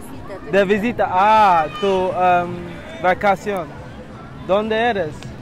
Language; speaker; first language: Spanish; non-native, learner; English